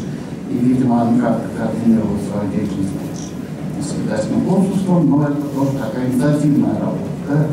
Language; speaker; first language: Russian; native; Russian